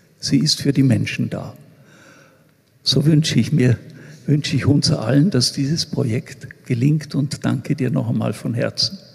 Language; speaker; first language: German; native; German